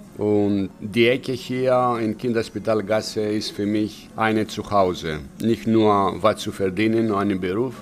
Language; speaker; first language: German; non-native, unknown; Greek